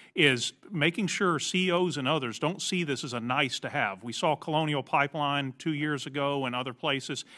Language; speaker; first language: English; native; English